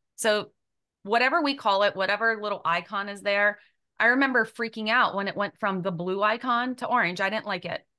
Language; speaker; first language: English; native; English